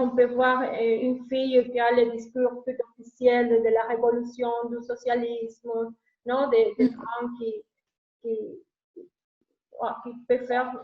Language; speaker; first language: French; non-native, learner; Spanish